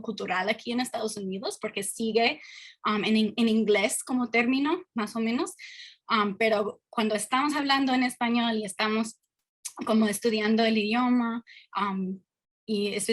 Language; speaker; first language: Spanish; non-native, fluent; English